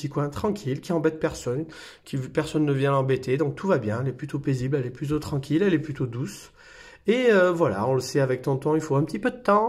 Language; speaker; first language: French; native; French